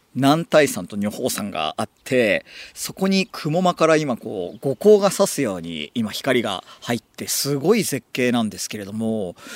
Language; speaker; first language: Japanese; native; Japanese